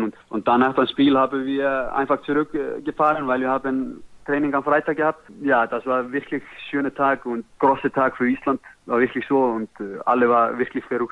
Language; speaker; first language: German; non-native, learner; Icelandic